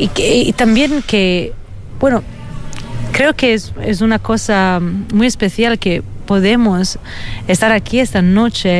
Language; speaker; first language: Spanish; non-native, fluent; Italian